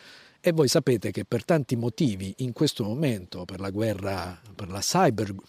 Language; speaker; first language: Italian; native; Italian